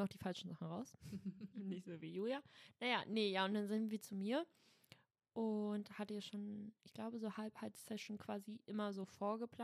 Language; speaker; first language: German; native; German